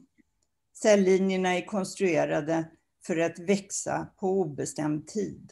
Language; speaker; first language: Swedish; native; Swedish